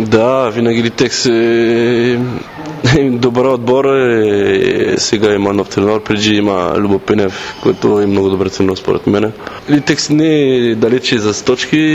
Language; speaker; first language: Bulgarian; non-native, learner; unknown